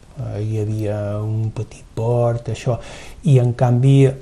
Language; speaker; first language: Catalan; native; Catalan